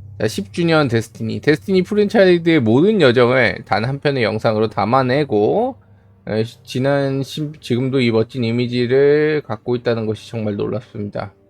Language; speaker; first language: Korean; native; Korean